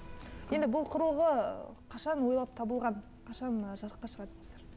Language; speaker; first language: Kazakh; native; Kazakh